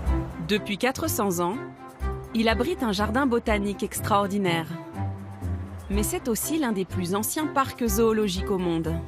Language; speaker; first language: French; native; French